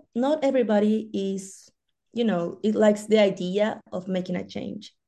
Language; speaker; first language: English; non-native, fluent; Spanish